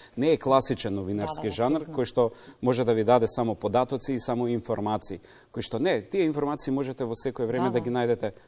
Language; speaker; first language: Macedonian; native; Macedonian